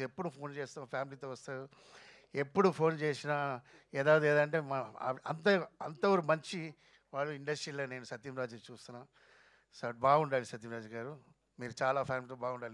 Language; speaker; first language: Telugu; non-native, fluent; Tamil